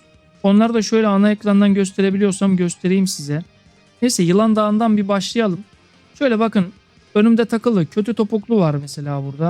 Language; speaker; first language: Turkish; native; Turkish